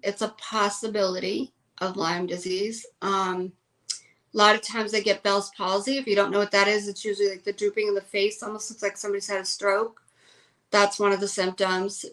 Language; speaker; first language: English; native; English